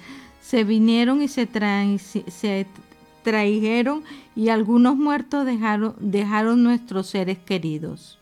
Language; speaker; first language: Spanish; native; Spanish